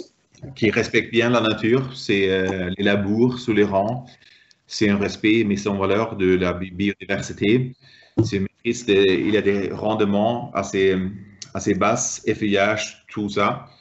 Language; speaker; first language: French; non-native, fluent; Swedish